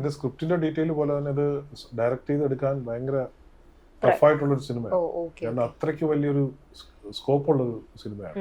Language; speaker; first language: Malayalam; native; Malayalam